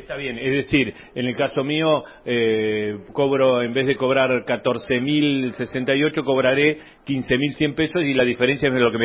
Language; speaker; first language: Spanish; native; Spanish